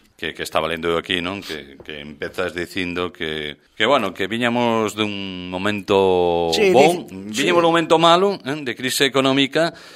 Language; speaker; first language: Galician; native; Galician